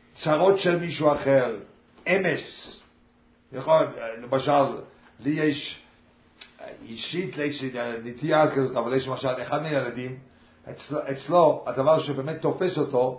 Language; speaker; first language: Hebrew; non-native, fluent; English